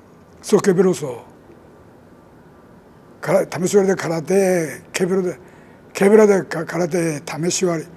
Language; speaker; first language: Portuguese; non-native, learner; Japanese